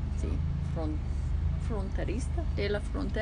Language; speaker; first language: Spanish; non-native, fluent; English